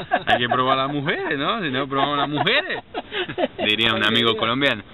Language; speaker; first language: Spanish; native; Spanish